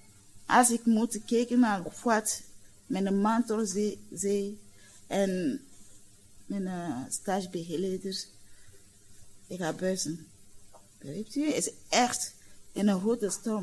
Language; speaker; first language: Dutch; non-native, learner; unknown